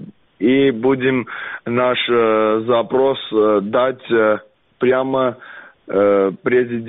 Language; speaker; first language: Russian; non-native, learner; Armenian